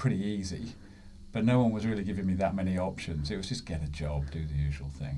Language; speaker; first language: English; native; English